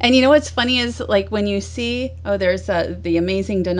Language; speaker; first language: English; native; English